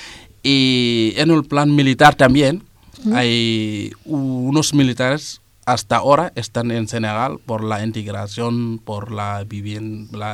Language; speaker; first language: Spanish; non-native, fluent; Serer